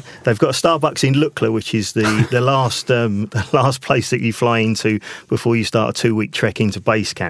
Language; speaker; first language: English; native; English